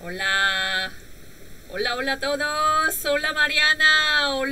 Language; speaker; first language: Spanish; non-native, learner; Korean